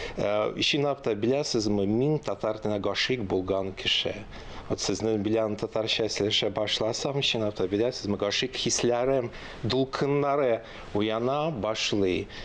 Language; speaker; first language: Tatar; non-native, local second language; Russian